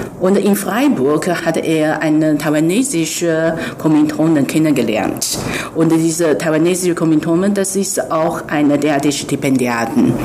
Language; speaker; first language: German; non-native, fluent; Chinese